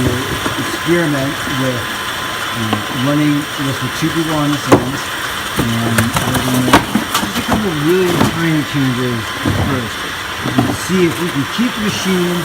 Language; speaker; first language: English; native; English